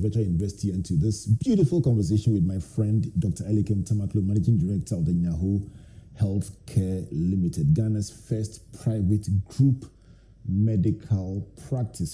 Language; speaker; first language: English; non-native, local second language; Akan